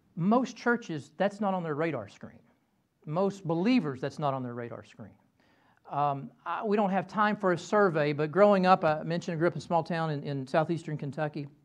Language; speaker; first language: English; native; English